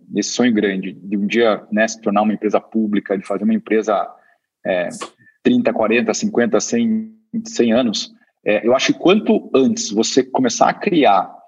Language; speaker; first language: Portuguese; native; Portuguese